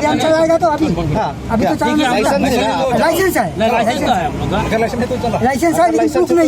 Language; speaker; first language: Hindi; non-native, local second language; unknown